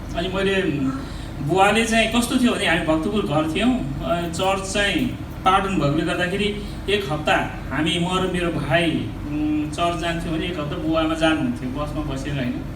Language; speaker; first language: Nepali; native; Nepali